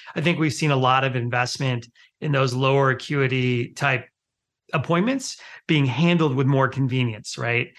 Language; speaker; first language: English; early bilingual, other home language; Hindi